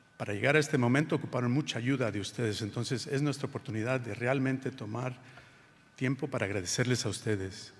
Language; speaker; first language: Spanish; early bilingual, heritage; Spanish